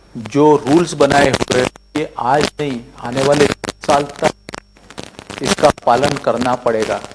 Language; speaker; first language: Hindi; non-native, local second language; Marathi